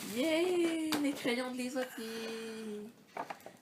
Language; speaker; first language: French; native; French